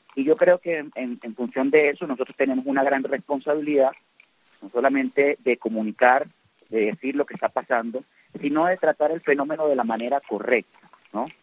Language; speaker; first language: Spanish; native; Spanish